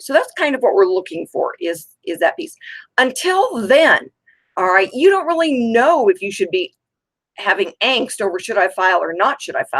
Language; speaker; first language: English; native; English